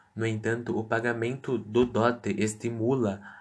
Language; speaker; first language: Portuguese; non-native, fluent; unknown